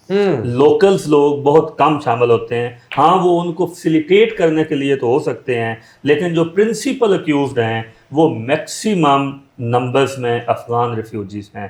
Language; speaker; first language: Urdu; native; Urdu